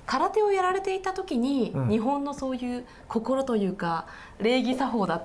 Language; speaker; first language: Japanese; native; Japanese